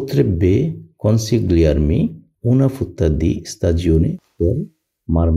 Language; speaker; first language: Italian; non-native, learner; Bangla